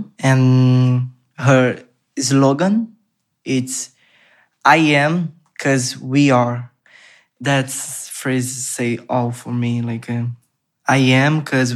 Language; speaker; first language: English; non-native, learner; Portuguese